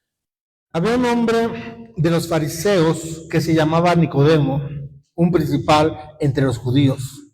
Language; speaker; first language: Spanish; native; Spanish